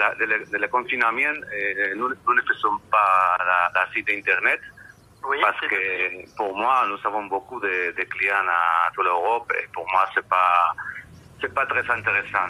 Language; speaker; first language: French; non-native, learner; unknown